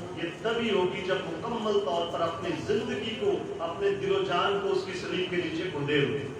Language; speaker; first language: Urdu; non-native, local second language; Punjabi